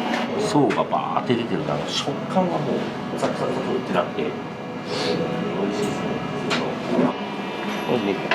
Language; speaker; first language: Japanese; native; Japanese